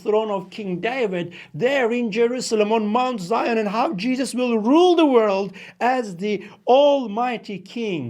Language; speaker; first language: English; non-native, fluent; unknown